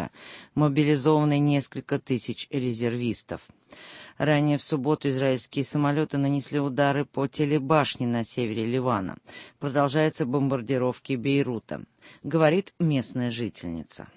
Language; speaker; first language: Russian; native; Russian